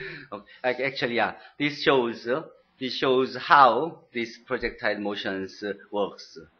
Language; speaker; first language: English; non-native, fluent; Korean